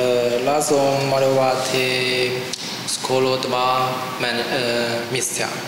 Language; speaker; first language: Ukrainian; non-native, learner; Chinese